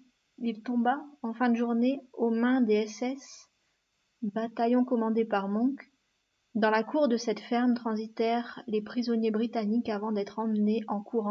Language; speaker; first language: French; native; French